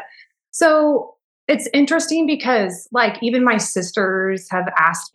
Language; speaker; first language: English; native; English